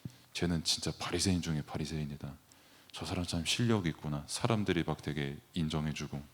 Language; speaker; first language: Korean; native; Korean